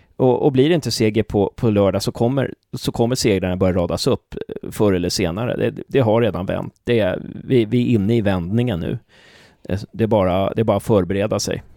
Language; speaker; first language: Swedish; native; Swedish